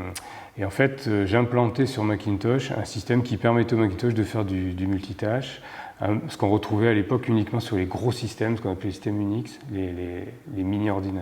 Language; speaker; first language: French; native; French